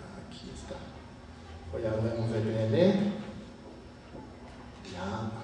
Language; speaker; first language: Spanish; non-native, fluent; French